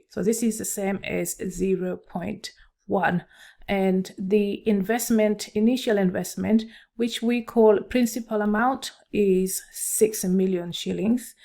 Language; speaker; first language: English; non-native, local second language; Swahili